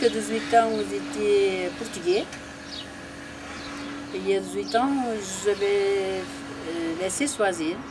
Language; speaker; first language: French; non-native, learner; Portuguese